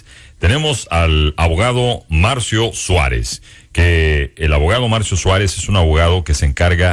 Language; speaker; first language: Spanish; native; Spanish